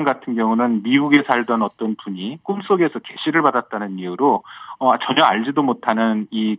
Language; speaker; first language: Korean; native; Korean